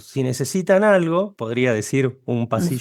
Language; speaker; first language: Spanish; native; Spanish